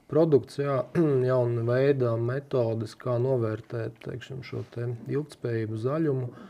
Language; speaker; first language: Latvian; native; Latvian